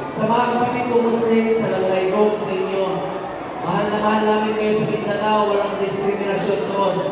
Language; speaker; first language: Filipino; non-native, local second language; Cebuano